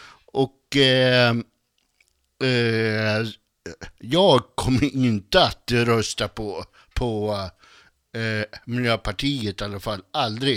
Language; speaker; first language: Swedish; native; Swedish